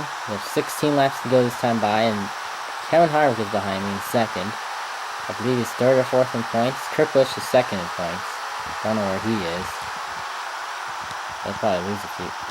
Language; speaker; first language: English; native; English